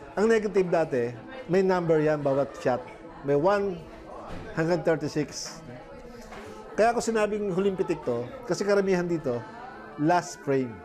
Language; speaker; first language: Filipino; native; Filipino